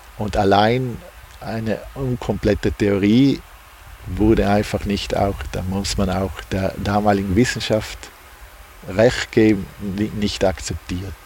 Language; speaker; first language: German; native; German